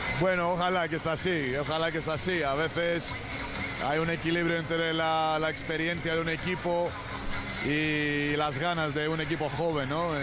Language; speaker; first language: Spanish; non-native, fluent; Greek